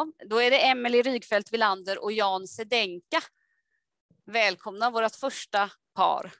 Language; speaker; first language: Swedish; native; Swedish